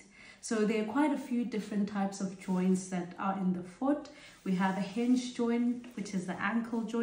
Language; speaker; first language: English; native; English